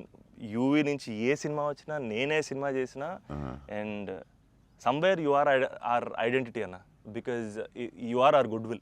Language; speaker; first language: Telugu; native; Telugu